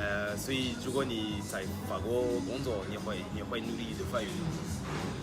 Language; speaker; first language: Chinese; non-native, learner; French